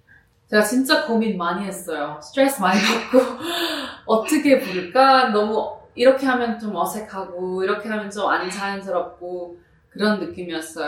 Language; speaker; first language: Korean; early bilingual, heritage; Korean